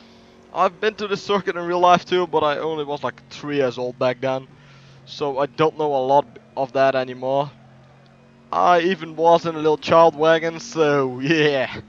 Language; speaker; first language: English; non-native, fluent; Dutch